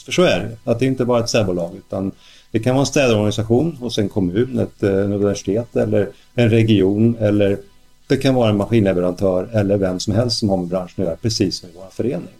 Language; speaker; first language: Swedish; native; Swedish